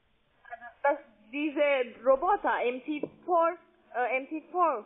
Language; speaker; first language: German; non-native, learner; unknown